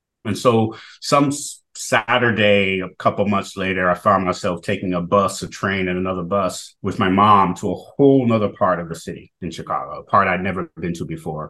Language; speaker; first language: English; native; English